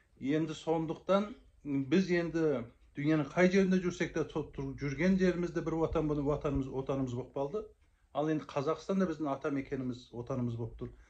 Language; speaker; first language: Kazakh; early bilingual, heritage; Kazakh